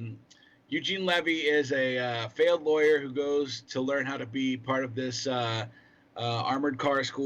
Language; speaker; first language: English; native; English